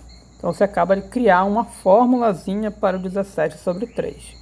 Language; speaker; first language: Portuguese; native; Portuguese